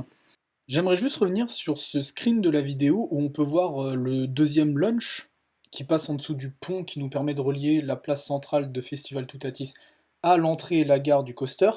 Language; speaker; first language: French; native; French